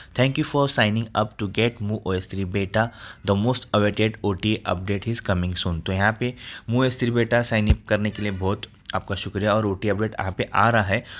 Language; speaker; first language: Hindi; native; Hindi